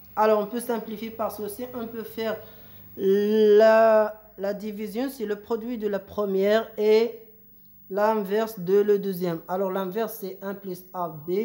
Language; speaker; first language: French; non-native, local second language; Arabic